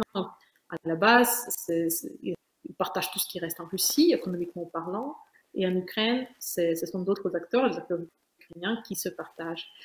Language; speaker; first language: French; non-native, fluent; Ukrainian